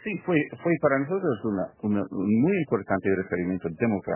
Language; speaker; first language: Spanish; non-native, fluent; English